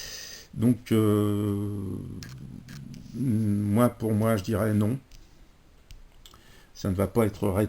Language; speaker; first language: French; native; French